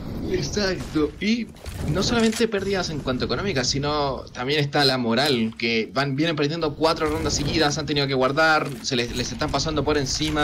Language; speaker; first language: Spanish; native; Spanish